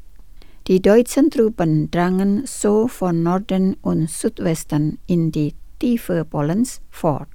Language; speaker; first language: German; non-native, fluent; Indonesian